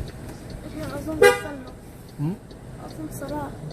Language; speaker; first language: Arabic; native; Arabic